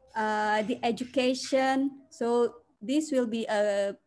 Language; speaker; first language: English; non-native, fluent; Indonesian